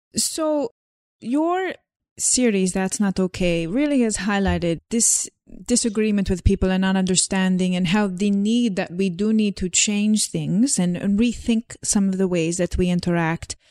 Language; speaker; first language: English; non-native, fluent; Slovenian